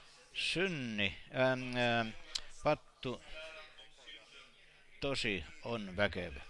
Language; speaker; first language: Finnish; non-native, learner; Estonian